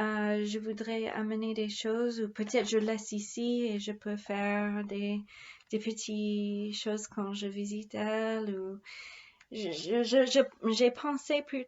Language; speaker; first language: French; non-native, fluent; English